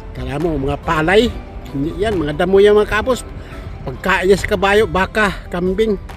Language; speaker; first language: Filipino; non-native, local second language; Cebuano